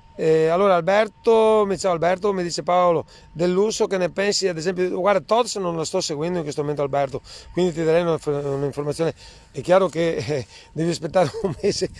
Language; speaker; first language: Italian; native; Italian